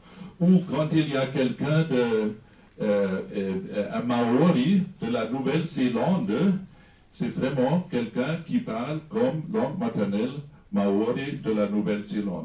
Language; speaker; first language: French; non-native, fluent; German